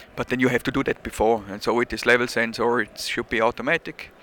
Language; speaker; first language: English; non-native, fluent; German